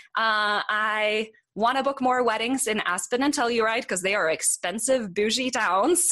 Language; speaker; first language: English; non-native, fluent; Norwegian